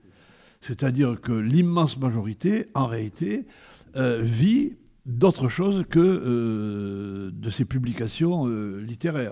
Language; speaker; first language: French; native; French